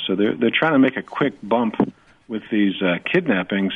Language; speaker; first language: English; native; English